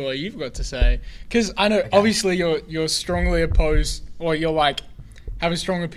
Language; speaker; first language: English; native; English